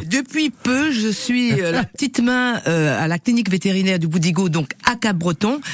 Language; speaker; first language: French; non-native, local second language; Réunion Creole French